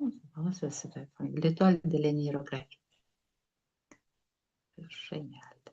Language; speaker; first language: French; non-native, learner; Russian